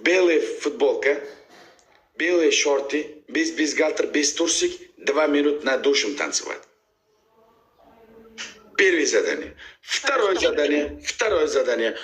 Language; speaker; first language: Russian; non-native, learner; Uzbek